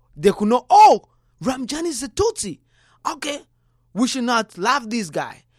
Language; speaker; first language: English; non-native, learner; Kinyarwanda